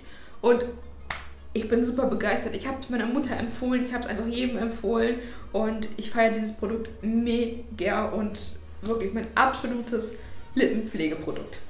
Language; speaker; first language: German; native; German